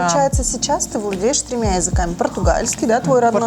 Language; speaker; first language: Russian; native; Russian